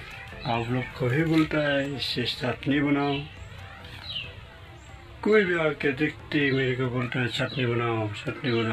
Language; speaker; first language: Hindi; non-native, local second language; Assamese